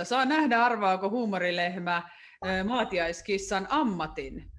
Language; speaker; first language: Finnish; native; Finnish